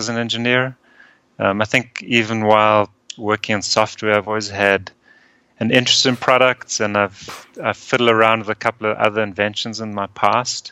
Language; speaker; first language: English; early bilingual, other home language; German